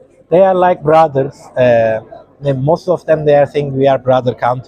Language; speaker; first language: English; non-native, fluent; Turkish